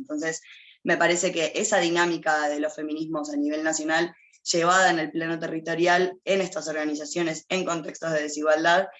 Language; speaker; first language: Spanish; native; Spanish